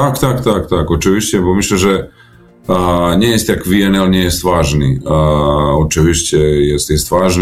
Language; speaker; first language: Polish; non-native, fluent; Serbian